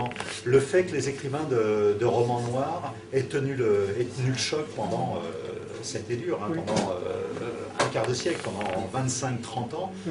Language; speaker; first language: French; native; French